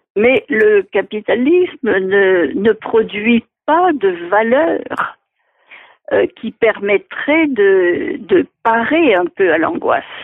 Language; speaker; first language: French; native; French